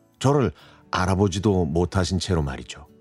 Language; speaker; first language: Korean; native; Korean